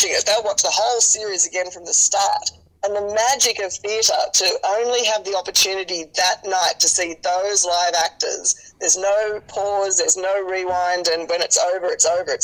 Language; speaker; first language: English; native; English